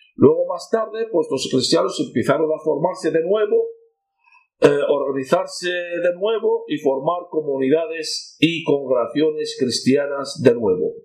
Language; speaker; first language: Spanish; non-native, fluent; Arabic